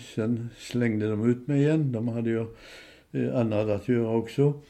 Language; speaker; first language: Swedish; non-native, fluent; German